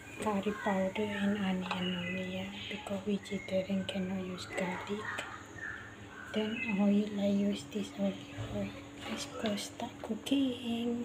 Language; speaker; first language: English; non-native, learner; Indonesian